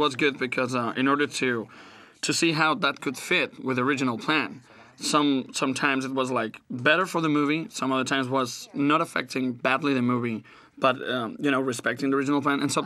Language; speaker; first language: English; non-native, fluent; Spanish